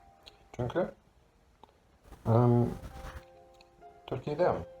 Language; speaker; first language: Turkish; non-native, learner; English